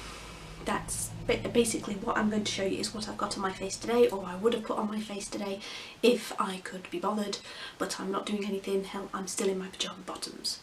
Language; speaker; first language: English; native; English